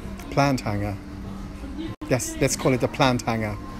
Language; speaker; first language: English; non-native, fluent; Swedish